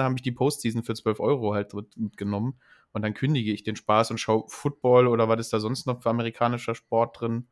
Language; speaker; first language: German; native; German